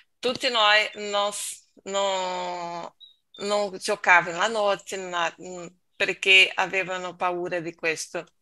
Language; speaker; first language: Italian; non-native, learner; Portuguese